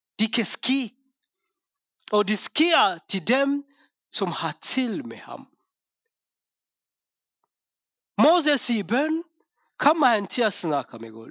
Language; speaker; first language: Danish; non-native, fluent; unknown